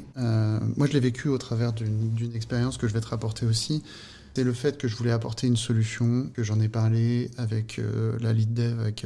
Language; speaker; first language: French; native; French